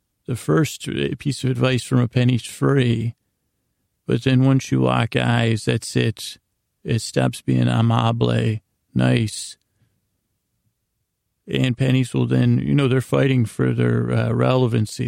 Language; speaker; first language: English; native; English